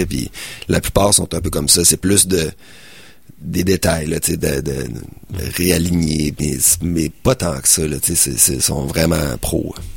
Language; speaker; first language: French; native; French